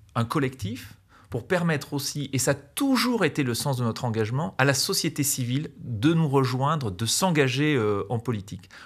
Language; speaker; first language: French; native; French